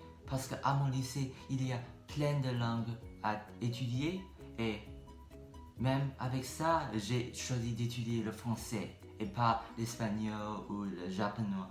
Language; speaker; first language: French; non-native, learner; English